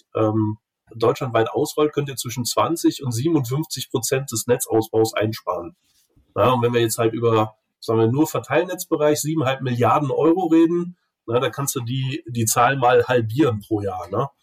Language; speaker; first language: German; native; German